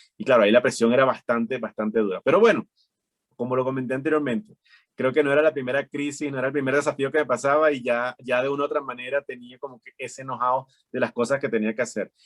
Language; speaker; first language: Spanish; native; Spanish